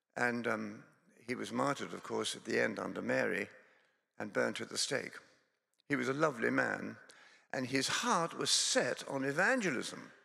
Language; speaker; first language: English; native; English